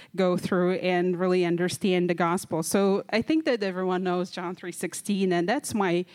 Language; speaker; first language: English; non-native, fluent; Kazakh